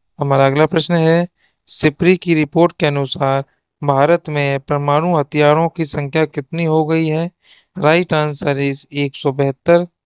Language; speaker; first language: Hindi; native; Hindi